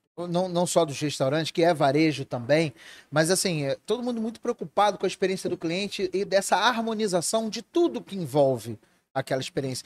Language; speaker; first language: Portuguese; native; Portuguese